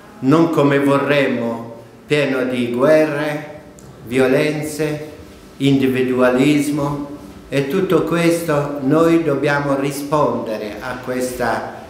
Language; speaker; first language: Italian; non-native, fluent; Kurdish